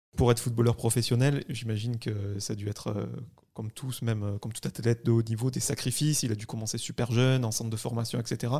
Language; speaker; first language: French; native; French